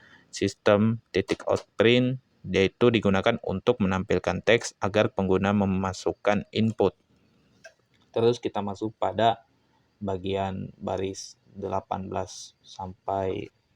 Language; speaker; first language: Indonesian; native; Indonesian